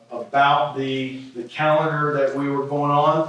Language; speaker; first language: English; native; English